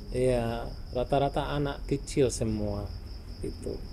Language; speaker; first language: Indonesian; non-native, fluent; Arabic